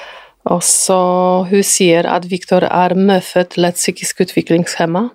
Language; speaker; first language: Norwegian; non-native, fluent; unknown